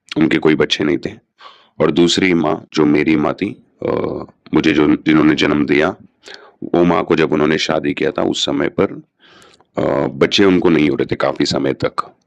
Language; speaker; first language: Hindi; non-native, local second language; Telugu